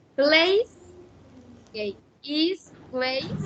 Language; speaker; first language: English; non-native, fluent; Spanish